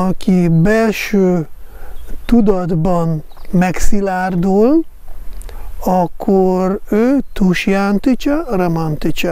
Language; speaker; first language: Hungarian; non-native, fluent; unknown